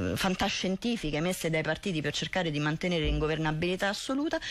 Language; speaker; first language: Italian; native; Italian